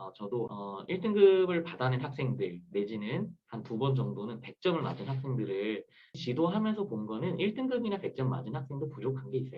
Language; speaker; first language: Korean; native; Korean